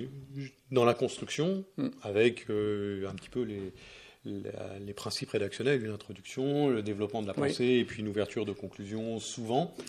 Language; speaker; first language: French; native; French